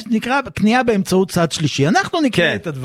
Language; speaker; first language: Hebrew; native; Hebrew